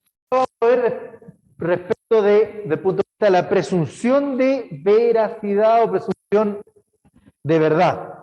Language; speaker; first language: Spanish; native; Spanish